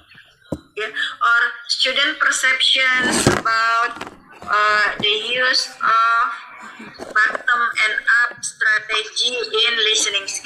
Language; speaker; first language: English; non-native, fluent; Indonesian